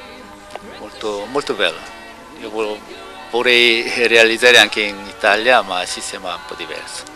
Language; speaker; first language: Italian; non-native, learner; Korean